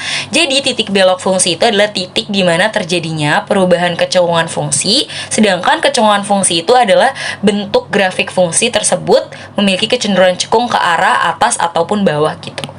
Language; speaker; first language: Indonesian; native; Indonesian